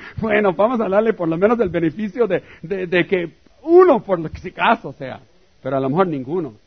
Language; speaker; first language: Spanish; native; Spanish